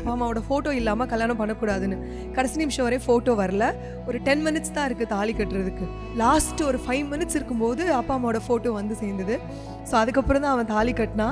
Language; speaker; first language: Tamil; native; Tamil